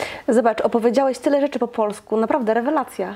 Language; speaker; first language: Polish; native; Polish